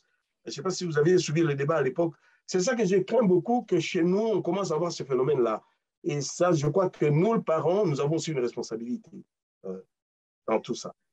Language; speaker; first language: French; non-native, local second language; Luba-Lulua